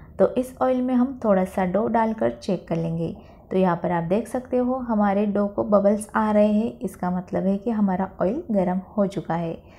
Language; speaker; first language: Hindi; non-native, local second language; Marathi